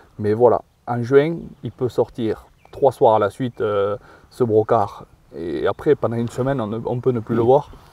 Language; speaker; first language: French; native; French